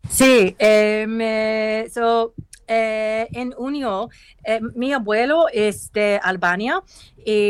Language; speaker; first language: Spanish; non-native, learner; English